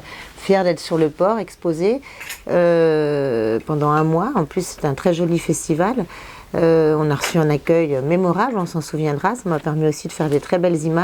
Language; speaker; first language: French; native; French